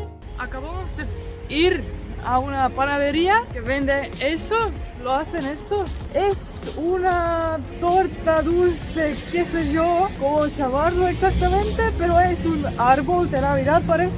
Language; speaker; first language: Spanish; non-native, fluent; Estonian